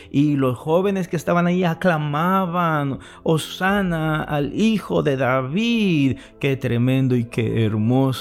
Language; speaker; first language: Spanish; native; Spanish